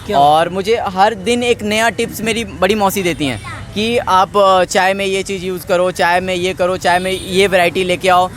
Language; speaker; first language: Hindi; native; Hindi